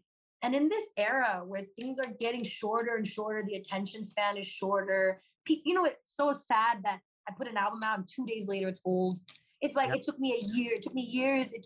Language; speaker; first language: English; native; English